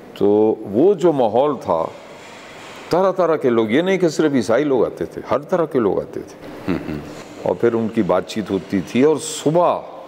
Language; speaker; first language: Hindi; non-native, local second language; English